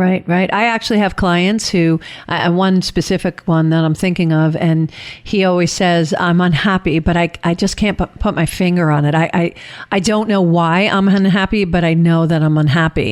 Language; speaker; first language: English; native; English